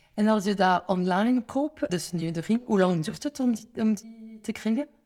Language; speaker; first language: Dutch; non-native, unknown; French